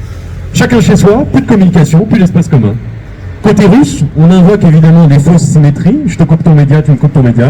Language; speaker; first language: French; native; French